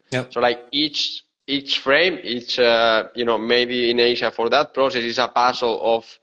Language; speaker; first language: English; non-native, fluent; Spanish